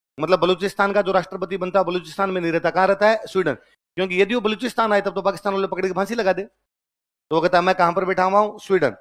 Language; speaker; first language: Hindi; native; Hindi